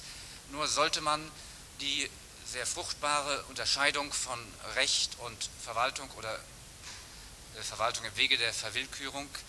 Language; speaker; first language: German; native; German